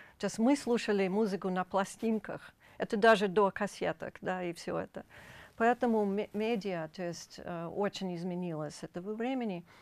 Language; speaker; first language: Russian; non-native, fluent; English